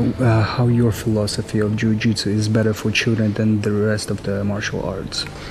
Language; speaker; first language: English; non-native, fluent; Russian